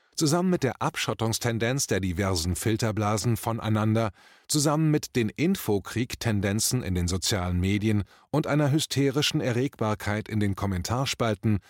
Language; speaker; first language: German; native; German